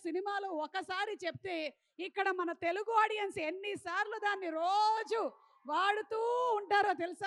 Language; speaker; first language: Telugu; native; Telugu